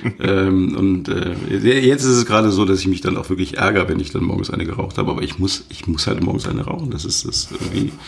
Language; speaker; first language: German; native; German